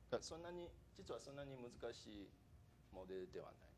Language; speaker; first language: Japanese; non-native, fluent; English